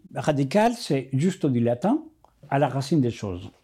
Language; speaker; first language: French; non-native, fluent; Spanish